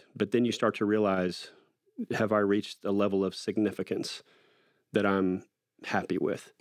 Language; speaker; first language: English; native; English